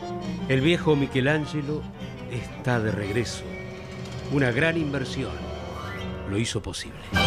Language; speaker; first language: Spanish; native; Spanish